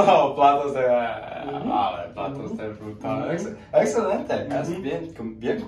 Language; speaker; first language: Spanish; non-native, learner; English